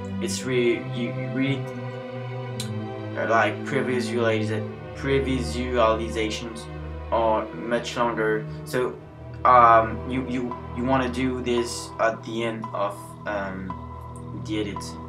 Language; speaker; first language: English; non-native, fluent; French